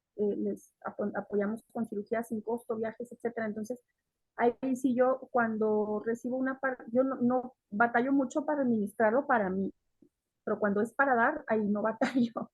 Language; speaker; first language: Spanish; native; Spanish